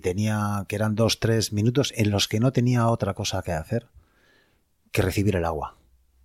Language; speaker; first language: Spanish; native; Spanish